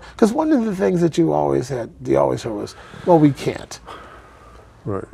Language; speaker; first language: English; native; English